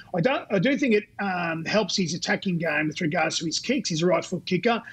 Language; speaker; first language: English; native; English